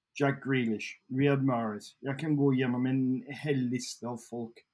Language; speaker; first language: Norwegian; non-native, fluent; English